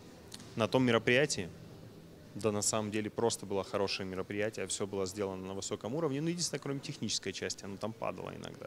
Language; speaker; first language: Russian; native; Russian